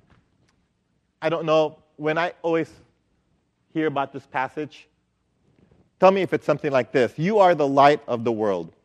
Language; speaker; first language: English; non-native, local second language; Filipino